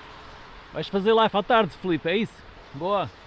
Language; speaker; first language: Portuguese; native; Portuguese